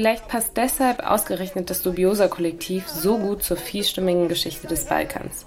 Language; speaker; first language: German; native; German